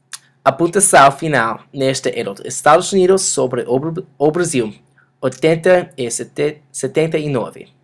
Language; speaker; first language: Portuguese; non-native, learner; English